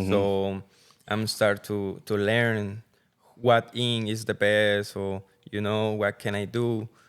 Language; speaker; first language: English; non-native, learner; Spanish